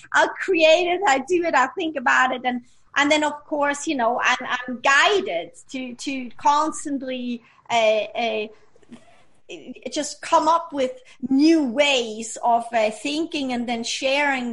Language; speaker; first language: English; non-native, fluent; Swiss German